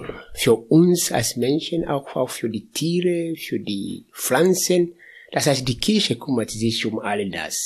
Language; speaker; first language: German; non-native, fluent; Swahili